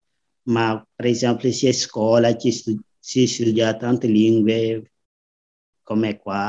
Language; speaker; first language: Italian; non-native, learner; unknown